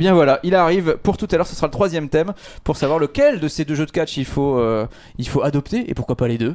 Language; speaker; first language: French; native; French